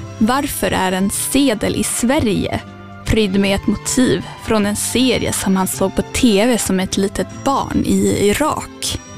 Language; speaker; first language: Swedish; native; Swedish